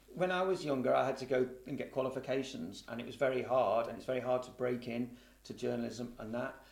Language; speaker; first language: English; native; English